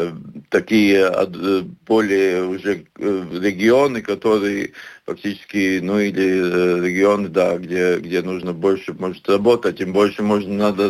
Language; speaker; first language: Russian; non-native, local second language; Latvian